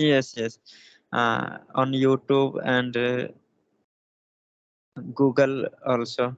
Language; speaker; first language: English; non-native, learner; Hindi